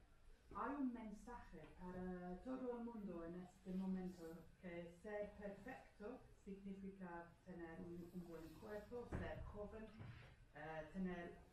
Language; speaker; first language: Spanish; non-native, fluent; English